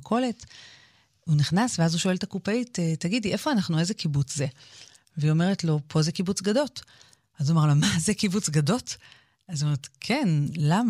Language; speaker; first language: Hebrew; native; Hebrew